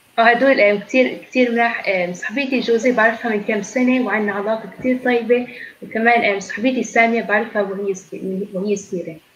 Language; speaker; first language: Arabic; early bilingual, heritage; Arabic